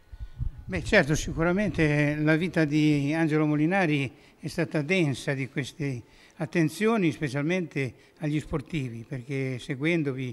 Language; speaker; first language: Italian; native; Italian